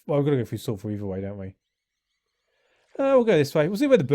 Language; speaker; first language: English; native; English